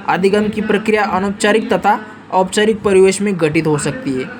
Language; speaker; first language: Hindi; non-native, local second language; Marathi